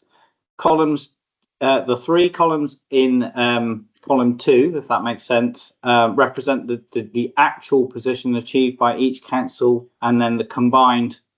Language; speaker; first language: English; native; English